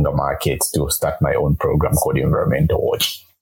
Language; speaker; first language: English; non-native, local second language; Bemba